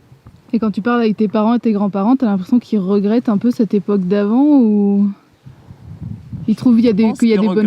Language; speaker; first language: French; native; French